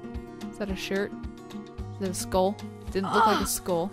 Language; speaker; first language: English; native; English